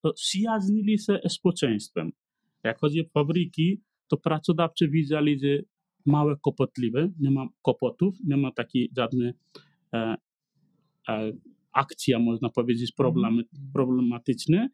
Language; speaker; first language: Polish; non-native, learner; Nepali